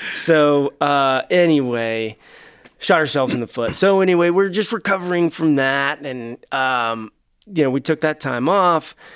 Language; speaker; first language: English; native; English